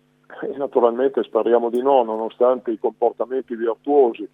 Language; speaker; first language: Italian; native; Italian